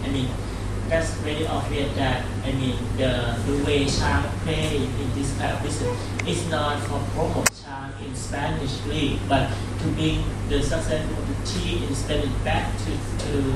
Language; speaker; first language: English; non-native, fluent; Thai